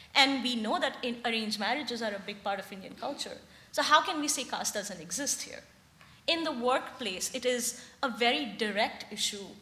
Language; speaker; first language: English; non-native, local second language; Hindi